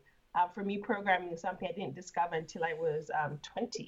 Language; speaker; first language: English; non-native, local second language; Ganda